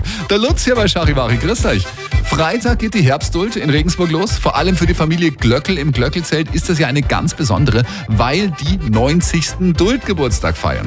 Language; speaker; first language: German; native; German